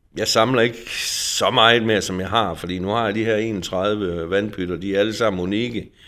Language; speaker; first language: Danish; native; Danish